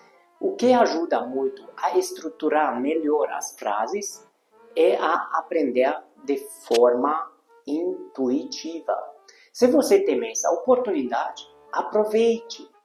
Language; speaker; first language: Portuguese; non-native, fluent; Hungarian